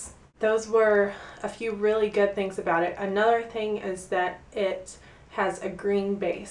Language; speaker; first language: English; native; English